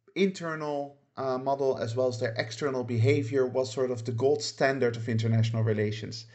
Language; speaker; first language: English; non-native, fluent; Dutch